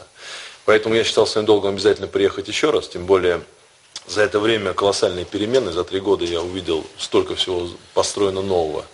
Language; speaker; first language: Russian; native; Russian